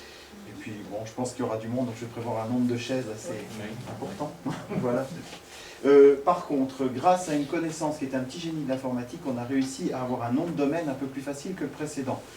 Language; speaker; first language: French; native; French